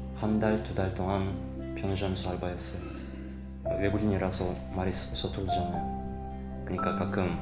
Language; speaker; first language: Korean; non-native, learner; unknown